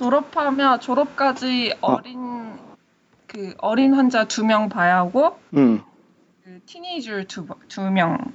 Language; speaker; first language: Korean; early bilingual, heritage; Korean